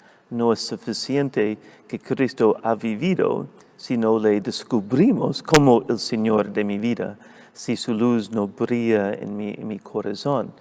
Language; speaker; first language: Spanish; non-native, fluent; English